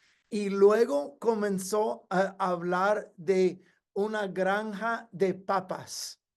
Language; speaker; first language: Spanish; non-native, fluent; English